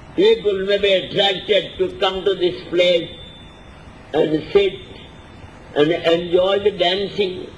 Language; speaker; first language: English; non-native, local second language; Odia